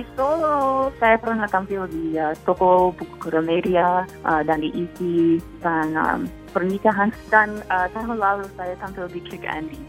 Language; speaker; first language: Indonesian; non-native, fluent; English